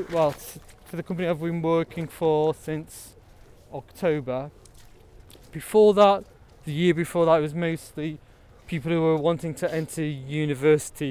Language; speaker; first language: English; native; English